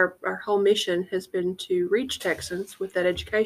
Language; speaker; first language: English; native; English